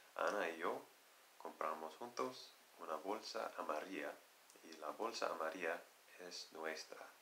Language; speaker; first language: Spanish; non-native, learner; English